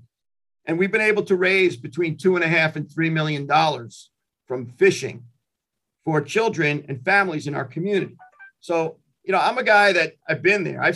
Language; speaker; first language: English; native; English